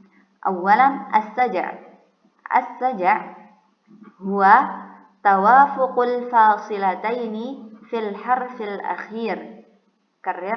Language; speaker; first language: Arabic; non-native, fluent; Indonesian